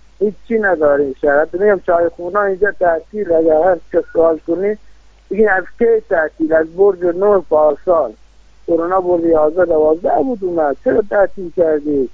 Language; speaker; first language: Persian; non-native, local second language; Baluchi